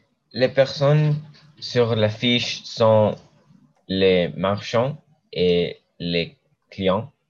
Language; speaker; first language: French; non-native, learner; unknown